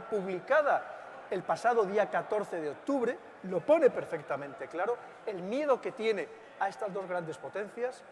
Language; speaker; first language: Spanish; native; Spanish